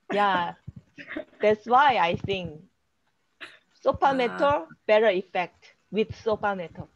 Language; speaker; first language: English; non-native, learner; Korean